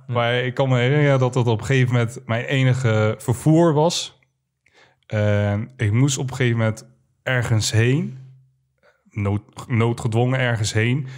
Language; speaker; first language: Dutch; early bilingual, other home language; Arabic